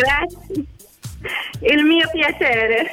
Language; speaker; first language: Italian; non-native, learner; Persian